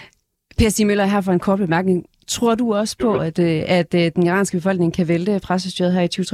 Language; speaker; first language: Danish; native; Danish